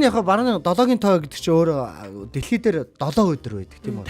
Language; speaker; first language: Mongolian; native; Mongolian